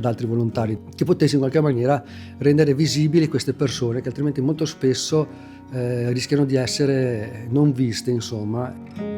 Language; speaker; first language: Italian; native; Italian